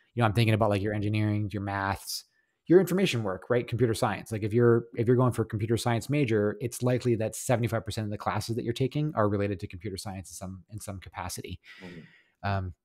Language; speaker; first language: English; native; English